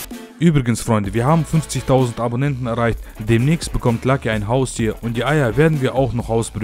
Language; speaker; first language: German; native; German